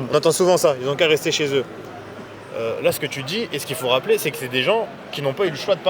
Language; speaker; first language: French; native; French